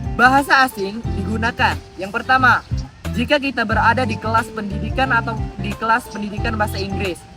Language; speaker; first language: Indonesian; non-native, local second language; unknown